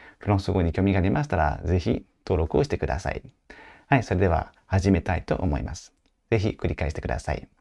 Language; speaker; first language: Japanese; non-native, fluent; French